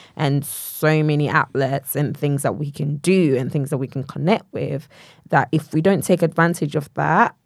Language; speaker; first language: English; non-native, local second language; Yoruba